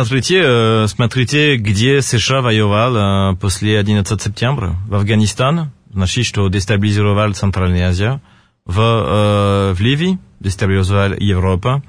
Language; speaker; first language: Russian; non-native, fluent; French